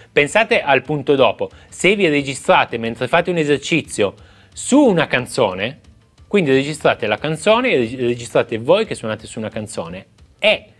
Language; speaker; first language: Italian; native; Italian